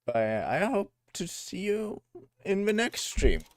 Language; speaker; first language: English; non-native, fluent; German